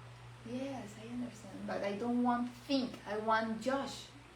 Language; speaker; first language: English; non-native, learner; Spanish